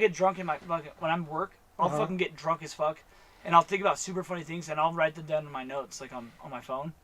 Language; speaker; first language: English; native; English